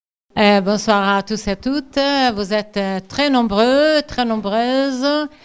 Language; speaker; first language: French; non-native, fluent; Italian